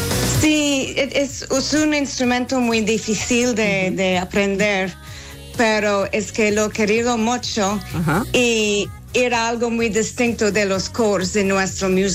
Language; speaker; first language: Spanish; non-native, fluent; English